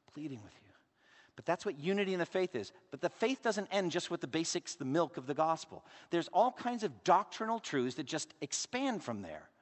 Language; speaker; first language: English; native; English